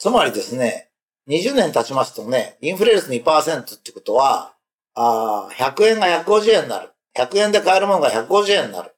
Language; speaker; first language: Japanese; native; Japanese